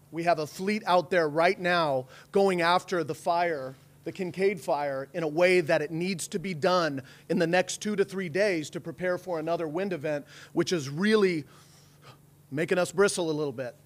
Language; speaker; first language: English; native; English